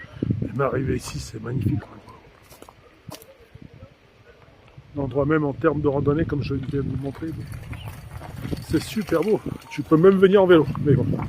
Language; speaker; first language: French; native; French